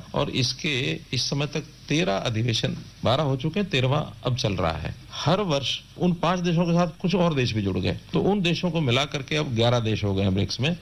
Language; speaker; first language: Hindi; native; Hindi